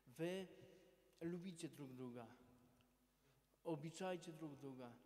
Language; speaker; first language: Russian; non-native, learner; Polish